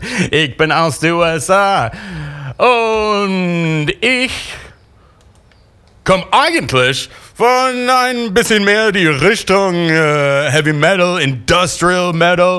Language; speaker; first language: German; non-native, fluent; English